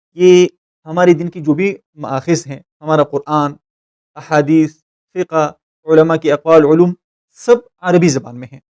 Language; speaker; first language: Urdu; non-native, local second language; Pashto